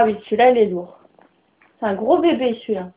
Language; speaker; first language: French; native; French